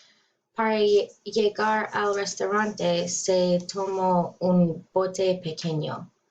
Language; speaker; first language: Spanish; non-native, learner; English